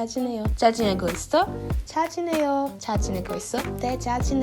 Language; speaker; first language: Korean; non-native, learner; French